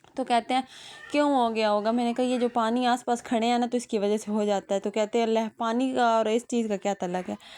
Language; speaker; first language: Urdu; non-native, local second language; Punjabi